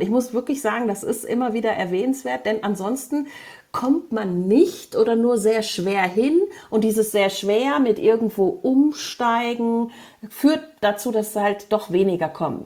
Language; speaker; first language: German; native; German